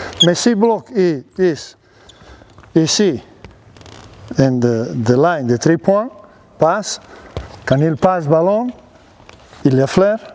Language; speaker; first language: French; non-native, learner; Serbian